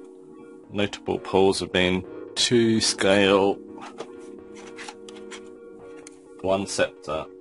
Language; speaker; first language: English; native; English